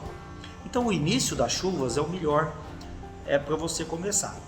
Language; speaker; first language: Portuguese; native; Portuguese